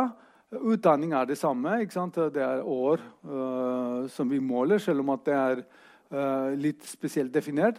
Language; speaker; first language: Norwegian; non-native, fluent; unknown